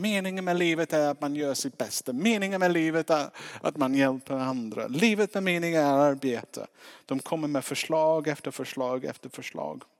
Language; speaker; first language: Swedish; non-native, fluent; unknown